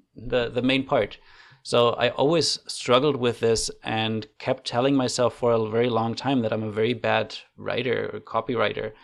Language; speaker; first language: English; non-native, fluent; German